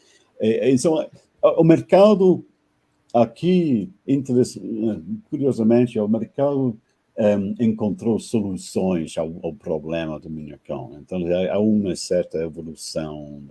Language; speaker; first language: Portuguese; non-native, fluent; English